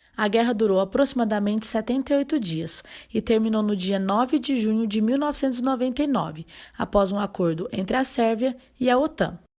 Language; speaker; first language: Portuguese; native; Portuguese